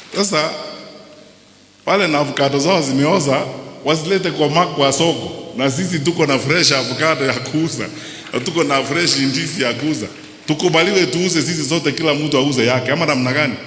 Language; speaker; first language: Swahili; non-native, local second language; Gusii